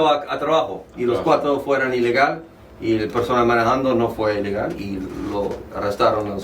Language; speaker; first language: Spanish; early bilingual, heritage; Spanish